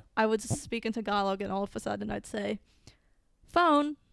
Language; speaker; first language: English; early bilingual, other home language; Filipino